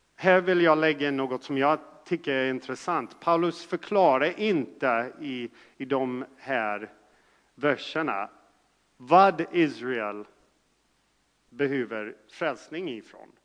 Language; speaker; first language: Swedish; non-native, fluent; English